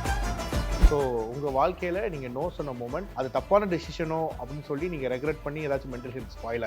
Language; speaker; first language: Tamil; native; Tamil